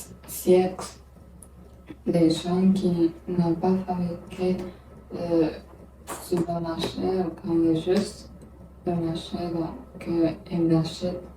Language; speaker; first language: French; non-native, learner; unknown